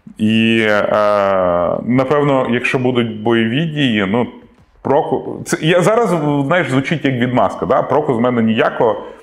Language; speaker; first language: Ukrainian; non-native, local second language; Russian